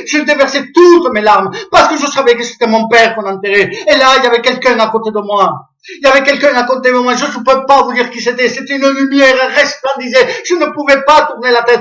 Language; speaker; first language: French; native; French